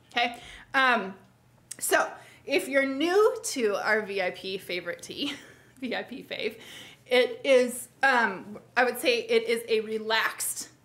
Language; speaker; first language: English; native; English